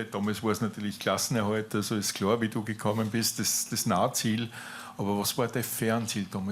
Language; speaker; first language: German; native; German